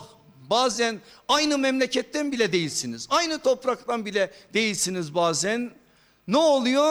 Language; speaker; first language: Turkish; native; Turkish